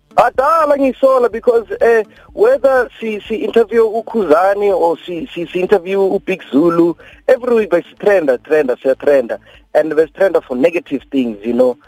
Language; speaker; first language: Zulu; non-native, local second language; Venda